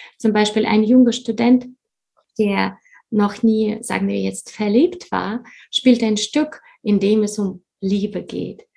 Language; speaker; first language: German; non-native, fluent; Russian